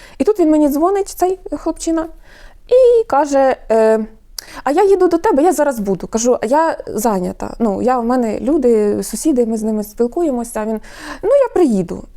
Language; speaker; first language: Ukrainian; non-native, local second language; Russian